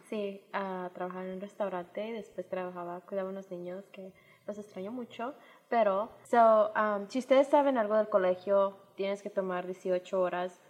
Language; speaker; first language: Spanish; early bilingual, heritage; Spanish